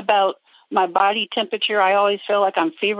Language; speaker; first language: English; native; English